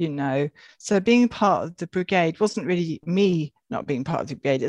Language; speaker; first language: English; native; English